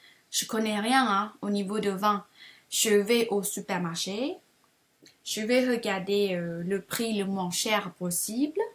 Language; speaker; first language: French; non-native, fluent; Thai